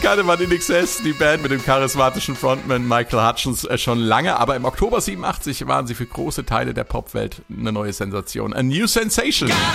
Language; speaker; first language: German; native; German